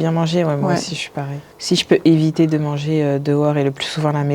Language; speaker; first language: French; native; French